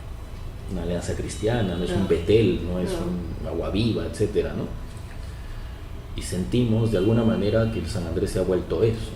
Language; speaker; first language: Spanish; native; Spanish